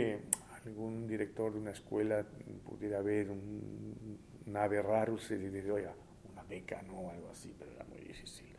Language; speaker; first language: Spanish; early bilingual, heritage; Spanish